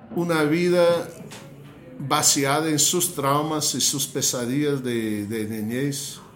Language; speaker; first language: Spanish; non-native, fluent; English